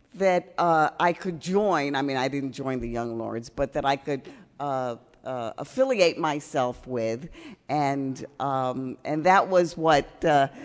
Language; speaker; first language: English; early bilingual, other home language; Spanish